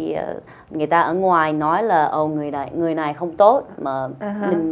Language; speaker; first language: Vietnamese; early bilingual, heritage; Vietnamese